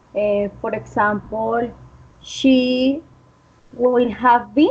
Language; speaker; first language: English; non-native, learner; Spanish